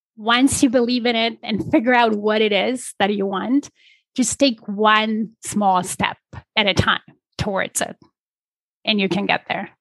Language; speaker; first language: English; non-native, fluent; Polish